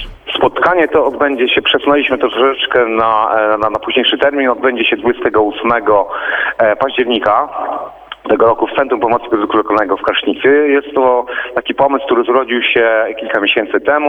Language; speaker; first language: Polish; native; Polish